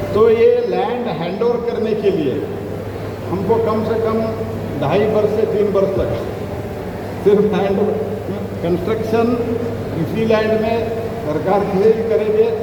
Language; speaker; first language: Hindi; non-native, local second language; Kannada